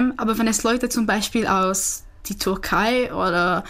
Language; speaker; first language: German; non-native, fluent; Czech